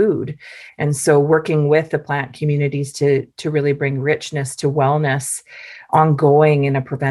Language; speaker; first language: English; native; English